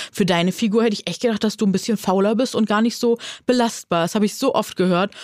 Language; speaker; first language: German; native; German